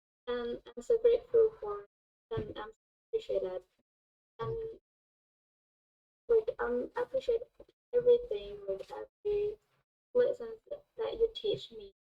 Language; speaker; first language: English; non-native, fluent; Thai